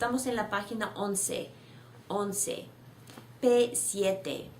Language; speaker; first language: Spanish; non-native, fluent; English